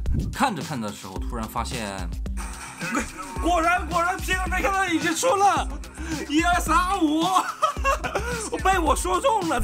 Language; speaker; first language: Chinese; native; Chinese